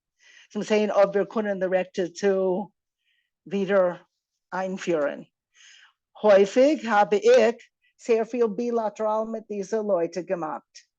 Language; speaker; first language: German; non-native, fluent; English